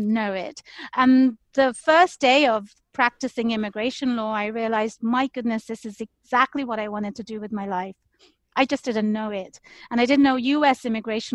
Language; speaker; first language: English; native; English